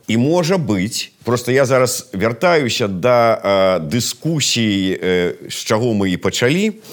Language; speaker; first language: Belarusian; native; Belarusian